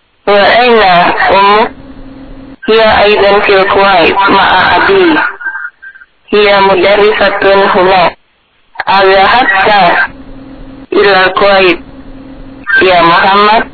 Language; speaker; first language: Arabic; non-native, learner; Indonesian